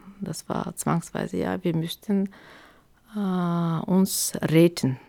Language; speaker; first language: German; non-native, fluent; Turkish